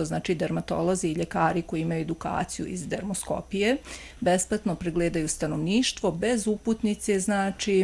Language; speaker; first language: Croatian; native; Croatian